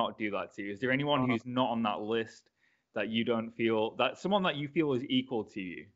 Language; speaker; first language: English; native; English